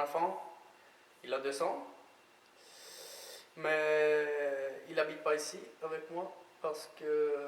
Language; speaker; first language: French; non-native, learner; Norwegian